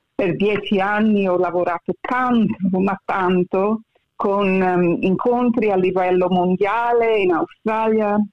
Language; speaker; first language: Italian; early bilingual, heritage; Italian